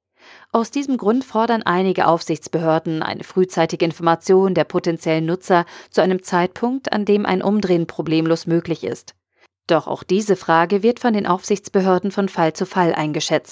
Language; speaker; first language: German; native; German